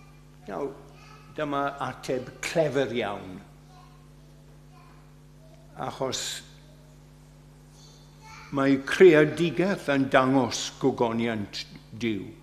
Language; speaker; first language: Welsh; non-native, fluent; English